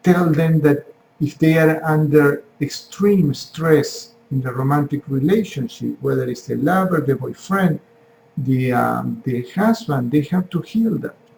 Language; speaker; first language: English; non-native, fluent; Spanish